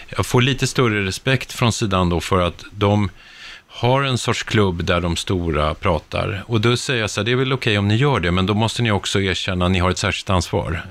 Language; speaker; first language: Swedish; native; Swedish